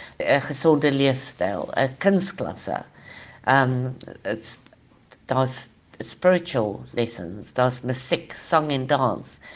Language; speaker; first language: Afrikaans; non-native, local second language; English